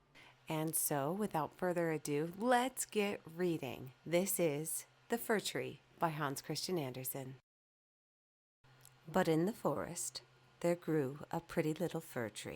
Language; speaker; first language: English; native; English